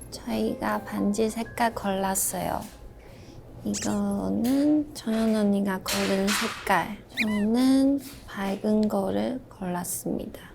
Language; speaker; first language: Korean; non-native, fluent; Chinese